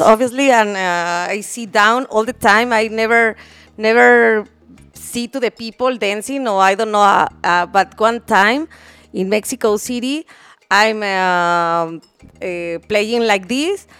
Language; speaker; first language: English; non-native, learner; Spanish